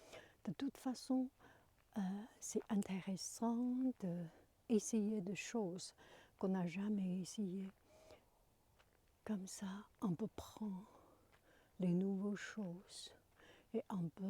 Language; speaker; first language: French; non-native, learner; Chinese